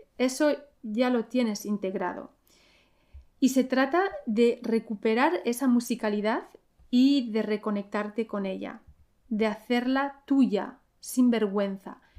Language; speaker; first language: Spanish; early bilingual, heritage; Spanish